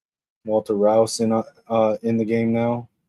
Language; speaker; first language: English; native; English